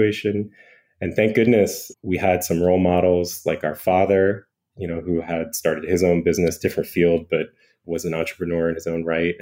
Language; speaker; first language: English; native; English